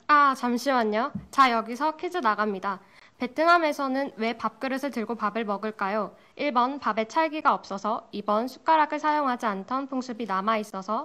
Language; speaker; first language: Korean; native; Korean